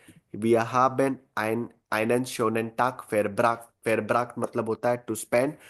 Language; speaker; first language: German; non-native, fluent; Hindi